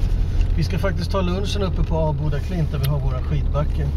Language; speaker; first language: Swedish; native; Swedish